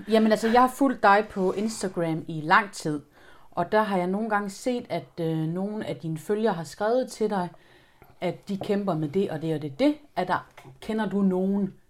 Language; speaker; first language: Danish; native; Danish